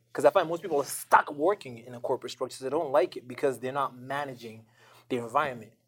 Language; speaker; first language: English; non-native, local second language; Shona